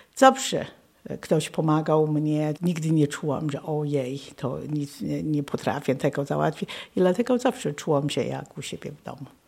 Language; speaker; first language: Polish; non-native, fluent; Chinese